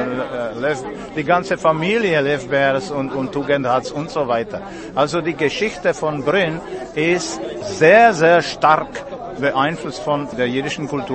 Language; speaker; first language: German; non-native, fluent; Czech